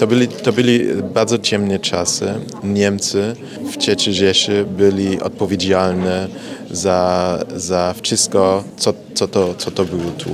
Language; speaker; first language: Polish; non-native, learner; German